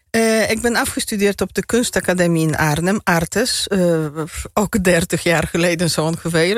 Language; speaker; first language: Dutch; non-native, fluent; Polish